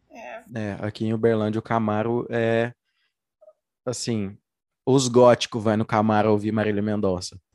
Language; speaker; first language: Portuguese; native; Portuguese